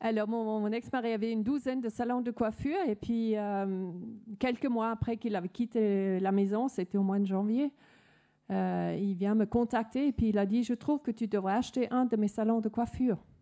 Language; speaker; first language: French; non-native, fluent; Danish